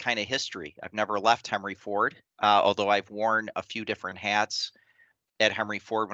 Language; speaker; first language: English; native; English